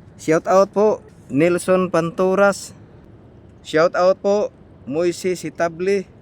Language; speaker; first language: Filipino; non-native, local second language; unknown